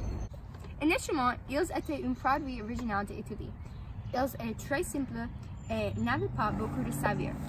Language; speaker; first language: French; non-native, learner; English